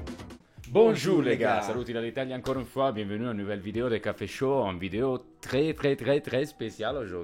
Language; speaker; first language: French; non-native, fluent; Italian